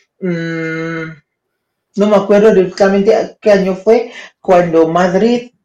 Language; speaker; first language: Spanish; non-native, fluent; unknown